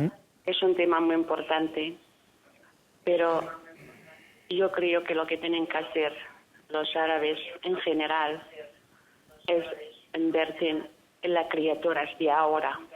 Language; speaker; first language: Spanish; non-native, fluent; Arabic